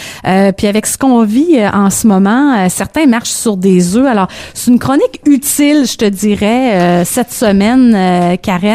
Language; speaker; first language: French; native; French